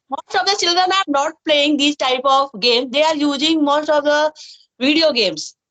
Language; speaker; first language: English; non-native, fluent; Hindi